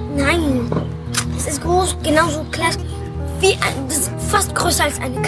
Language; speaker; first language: German; early bilingual, other home language; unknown